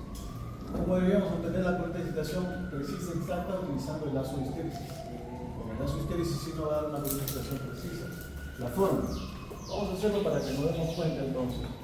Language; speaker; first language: Spanish; native; Spanish